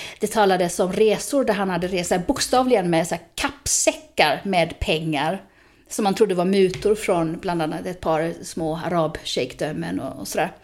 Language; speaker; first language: Swedish; native; Swedish